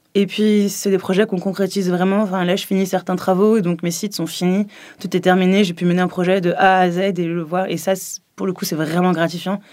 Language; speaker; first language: French; native; French